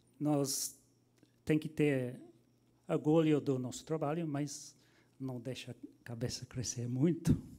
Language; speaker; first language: Portuguese; non-native, fluent; English